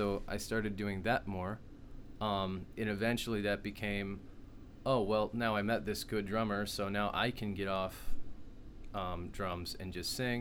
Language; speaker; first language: English; native; English